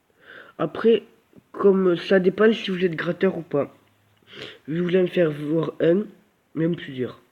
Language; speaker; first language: French; native; French